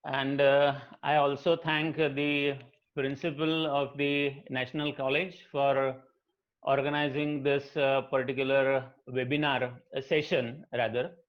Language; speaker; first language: English; non-native, local second language; Marathi